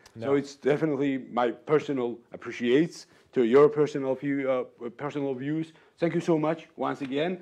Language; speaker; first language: English; non-native, learner; Georgian